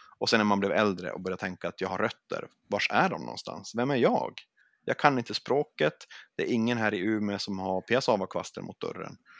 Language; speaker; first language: Swedish; native; Swedish